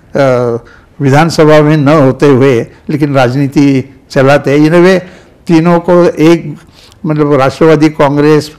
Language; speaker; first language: Hindi; non-native, local second language; Marathi